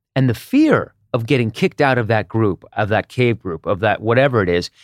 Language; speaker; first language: English; early bilingual, other home language; Hebrew